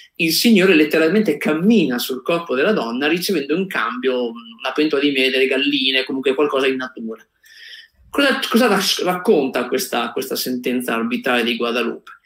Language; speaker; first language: Italian; native; Italian